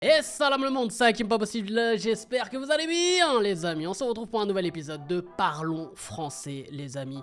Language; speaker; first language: French; native; French